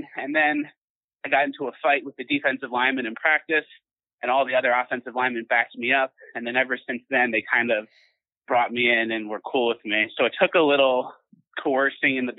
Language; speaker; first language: English; native; English